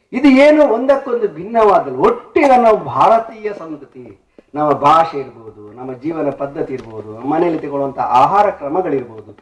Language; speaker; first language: Kannada; non-native, local second language; Tulu